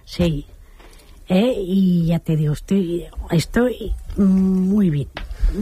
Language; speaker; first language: Spanish; native; Spanish